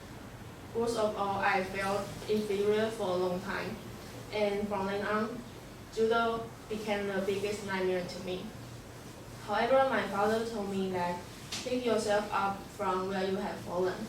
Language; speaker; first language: English; non-native, fluent; Chinese